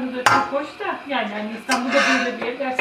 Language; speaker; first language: Turkish; native; Turkish